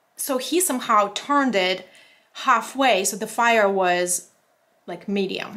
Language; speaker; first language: English; non-native, fluent; Russian